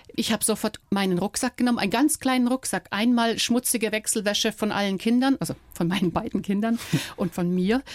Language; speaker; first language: German; native; German